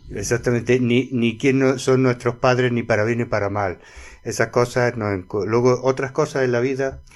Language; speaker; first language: Spanish; native; Spanish